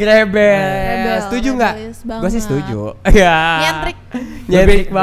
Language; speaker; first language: Indonesian; native; Indonesian